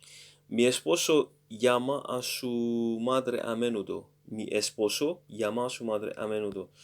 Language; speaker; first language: Spanish; non-native, learner; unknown